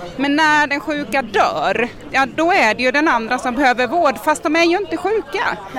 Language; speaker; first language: Swedish; native; Swedish